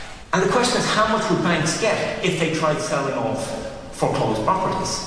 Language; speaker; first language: English; native; English